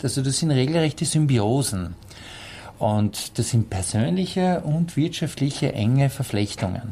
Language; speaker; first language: German; native; German